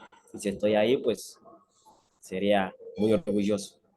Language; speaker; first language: Spanish; native; Spanish